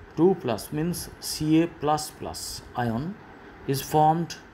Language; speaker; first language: English; non-native, local second language; Bangla